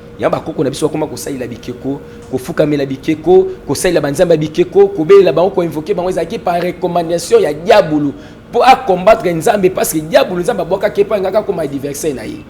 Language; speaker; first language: Lingala; non-native, local second language; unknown